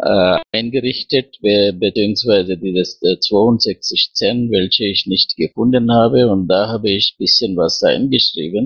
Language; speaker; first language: German; non-native, learner; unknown